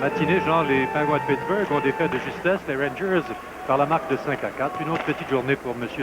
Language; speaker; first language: French; native; French